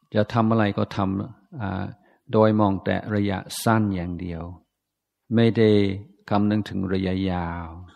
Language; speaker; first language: Thai; non-native, fluent; English